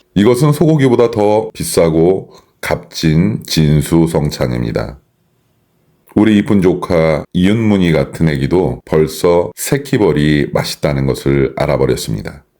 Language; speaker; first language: Korean; non-native, fluent; Chinese